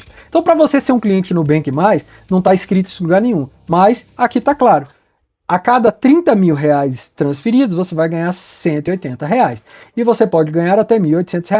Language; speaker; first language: Portuguese; native; Portuguese